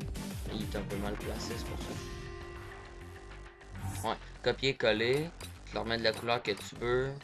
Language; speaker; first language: French; native; French